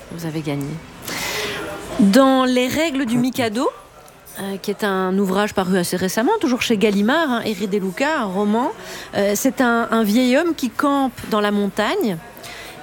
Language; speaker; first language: French; native; French